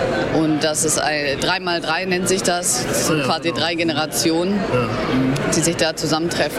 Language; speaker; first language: German; non-native, local second language; Latvian